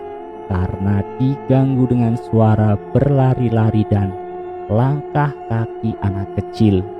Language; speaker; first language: Indonesian; native; Indonesian